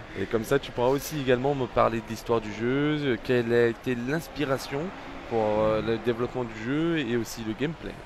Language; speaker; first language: French; native; French